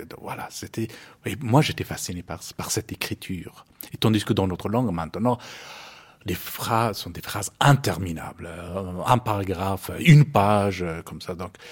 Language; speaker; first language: French; non-native, fluent; Persian